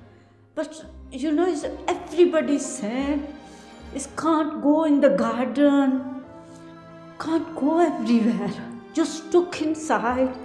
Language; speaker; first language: English; non-native, learner; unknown